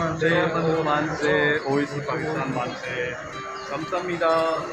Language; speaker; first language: Korean; non-native, learner; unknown